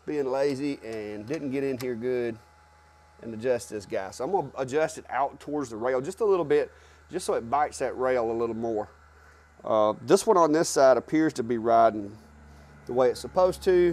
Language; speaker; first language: English; native; English